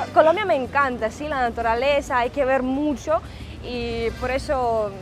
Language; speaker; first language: Spanish; early bilingual, other home language; Ukrainian